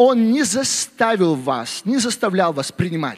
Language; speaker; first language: Russian; native; Russian